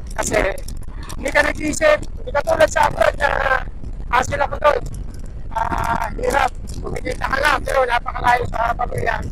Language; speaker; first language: Filipino; native; Filipino